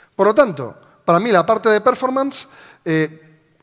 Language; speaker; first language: Spanish; native; Spanish